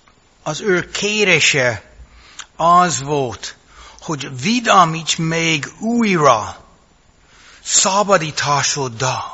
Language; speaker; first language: Hungarian; non-native, fluent; English